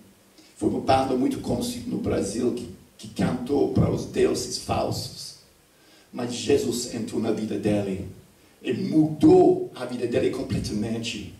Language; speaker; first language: Portuguese; non-native, fluent; English